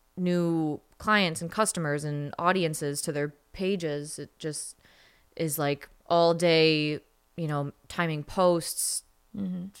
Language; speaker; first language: English; native; English